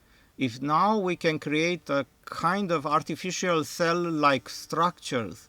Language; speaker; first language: English; non-native, fluent; Romanian